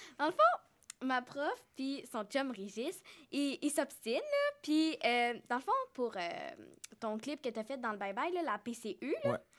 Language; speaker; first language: French; native; French